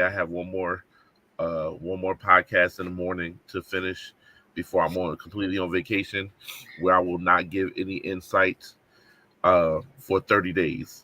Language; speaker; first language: English; native; English